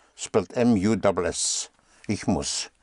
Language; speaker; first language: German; non-native, fluent; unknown